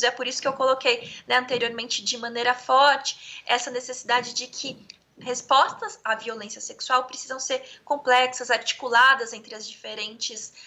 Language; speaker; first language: Portuguese; native; Portuguese